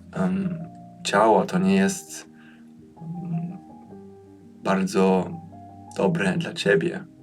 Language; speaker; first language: Polish; early bilingual, heritage; Polish